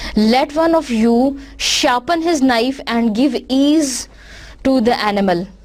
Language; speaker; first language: English; non-native, local second language; Urdu